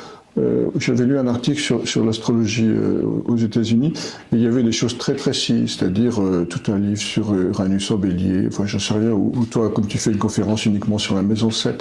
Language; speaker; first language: French; native; French